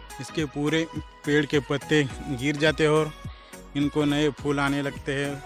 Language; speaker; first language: Hindi; non-native, local second language; Marathi